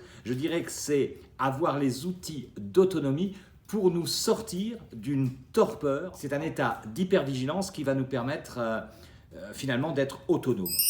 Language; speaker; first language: French; native; French